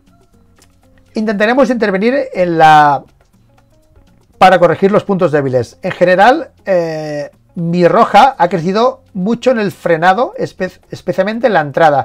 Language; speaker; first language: Spanish; native; Spanish